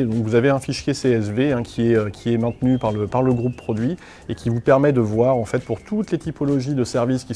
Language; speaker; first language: French; native; French